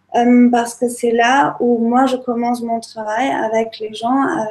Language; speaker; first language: French; non-native, fluent; German